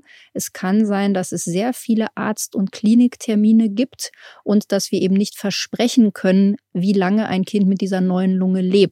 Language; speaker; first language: German; native; German